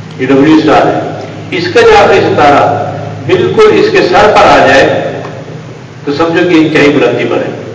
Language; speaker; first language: Urdu; non-native, local second language; Pashto